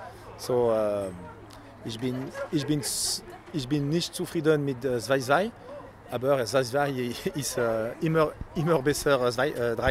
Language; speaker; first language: German; non-native, learner; French